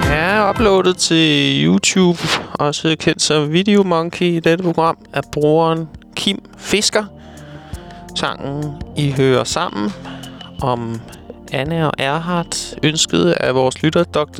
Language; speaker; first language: Danish; native; Danish